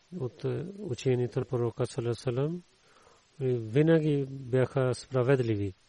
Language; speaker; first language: Bulgarian; non-native, learner; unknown